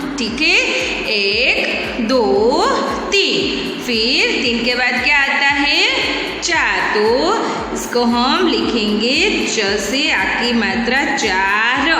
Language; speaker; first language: Hindi; non-native, local second language; Gujarati